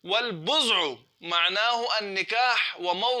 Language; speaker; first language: Arabic; non-native, fluent; Urdu